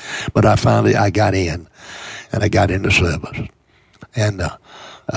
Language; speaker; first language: English; native; English